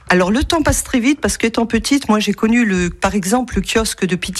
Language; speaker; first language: French; native; French